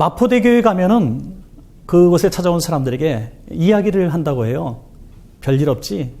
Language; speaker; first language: Korean; native; Korean